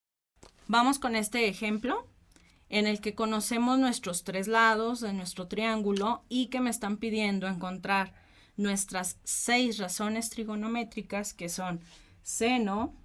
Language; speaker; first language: Spanish; native; Spanish